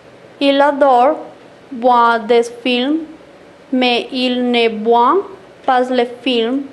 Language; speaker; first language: French; non-native, learner; Spanish